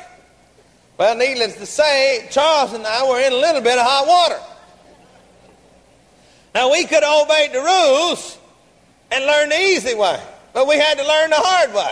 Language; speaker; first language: English; native; English